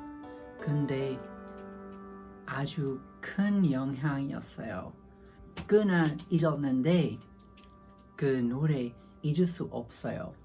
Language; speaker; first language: Korean; non-native, learner; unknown